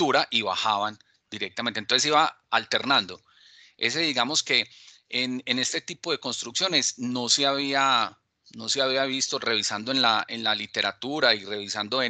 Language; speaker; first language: Spanish; native; Spanish